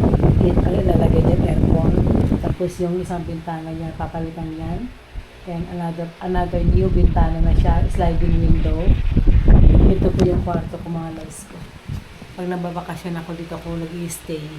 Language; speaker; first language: Filipino; non-native, local second language; Iloko